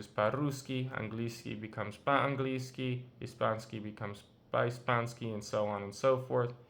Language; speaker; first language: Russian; non-native, learner; English